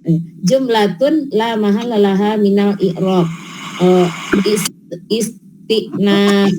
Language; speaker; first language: Arabic; non-native, learner; Indonesian